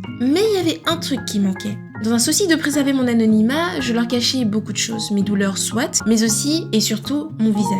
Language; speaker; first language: French; native; French